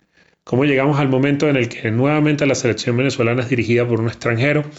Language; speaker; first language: Spanish; native; Spanish